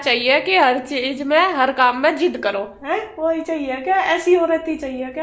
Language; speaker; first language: Hindi; native; Hindi